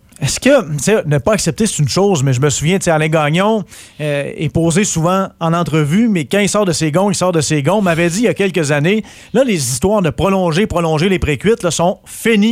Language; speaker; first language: French; native; French